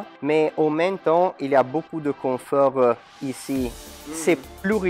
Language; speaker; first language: French; non-native, learner; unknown